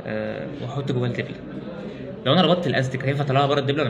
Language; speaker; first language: Arabic; native; Arabic